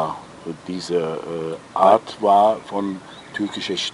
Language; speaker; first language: German; non-native, local second language; Turkish